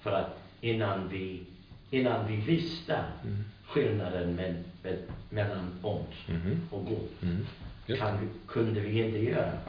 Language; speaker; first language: Swedish; non-native, fluent; English